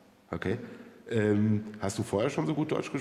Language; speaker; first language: German; native; German